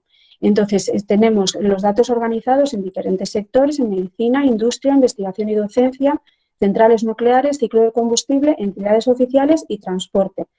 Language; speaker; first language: Spanish; native; Spanish